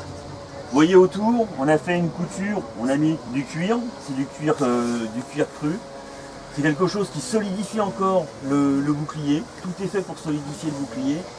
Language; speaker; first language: French; native; French